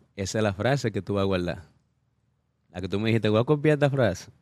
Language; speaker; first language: Spanish; native; Spanish